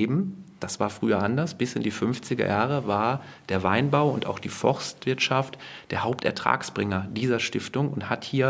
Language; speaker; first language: German; native; German